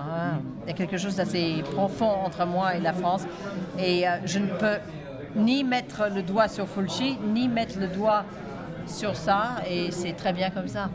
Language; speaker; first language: French; non-native, fluent; English